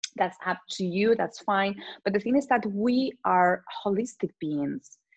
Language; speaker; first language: English; non-native, fluent; Spanish